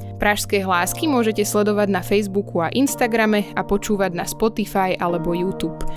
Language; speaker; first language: Slovak; native; Slovak